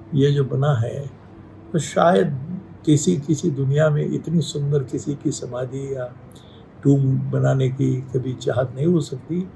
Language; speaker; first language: Hindi; non-native, local second language; Marathi